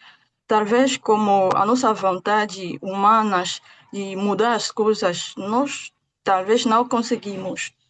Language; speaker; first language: Portuguese; non-native, fluent; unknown